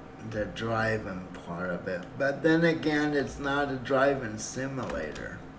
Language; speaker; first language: English; native; English